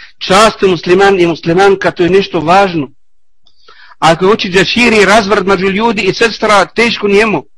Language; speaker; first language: Bosnian; non-native, learner; Arabic